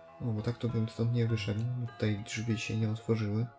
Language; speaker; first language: Polish; native; Polish